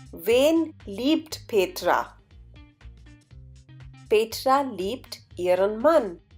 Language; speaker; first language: German; non-native, fluent; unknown